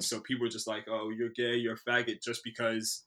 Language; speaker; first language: English; native; English